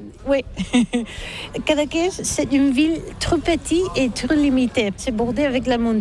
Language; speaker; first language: French; non-native, learner; Catalan